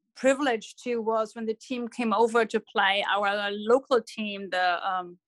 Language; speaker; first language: English; non-native, fluent; German